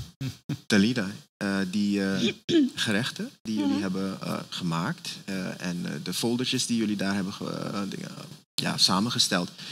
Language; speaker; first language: Dutch; native; Dutch